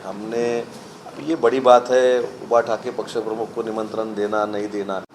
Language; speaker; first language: Hindi; non-native, local second language; Marathi